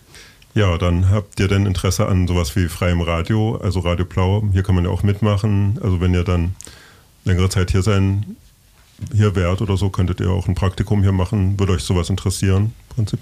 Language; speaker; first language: German; native; German